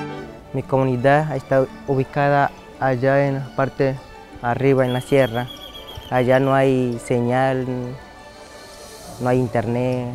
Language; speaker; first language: Spanish; non-native, local second language; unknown